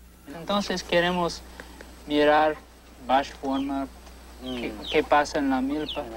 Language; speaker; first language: Spanish; non-native, learner; English